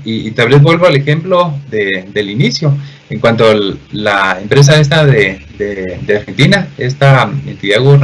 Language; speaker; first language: Spanish; native; Spanish